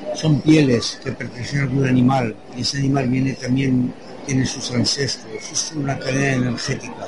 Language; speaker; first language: Spanish; non-native, fluent; French